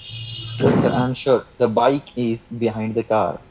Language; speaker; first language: English; non-native, learner; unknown